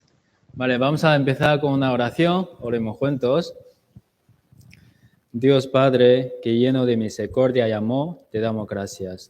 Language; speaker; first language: Spanish; non-native, learner; Chinese